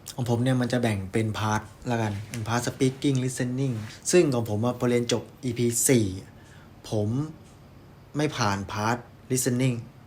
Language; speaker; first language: Thai; native; Thai